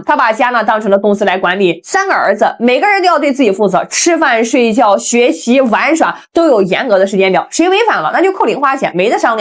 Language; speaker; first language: Chinese; native; Chinese